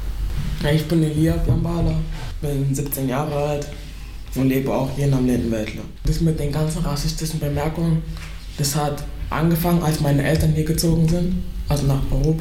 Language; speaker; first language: German; early bilingual, other home language; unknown